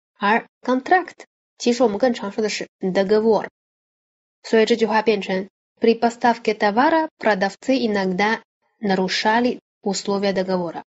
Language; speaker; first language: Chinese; native; Chinese